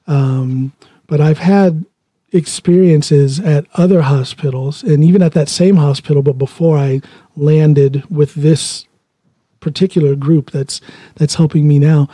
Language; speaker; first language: English; native; English